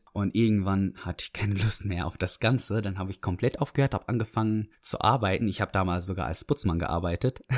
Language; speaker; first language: German; non-native, fluent; Arabic